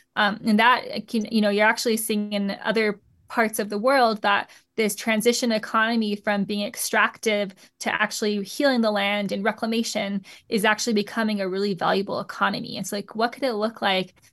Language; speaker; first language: English; native; English